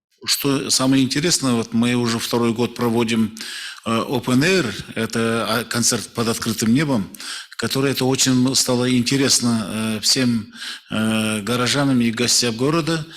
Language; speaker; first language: Russian; non-native, local second language; Kazakh